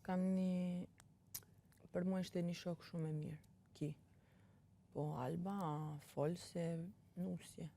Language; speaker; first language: Albanian; early bilingual, heritage; Albanian